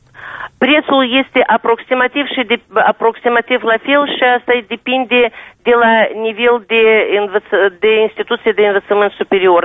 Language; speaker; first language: Romanian; non-native, local second language; Russian